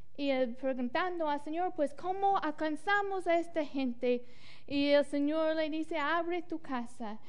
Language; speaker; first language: Spanish; non-native, fluent; English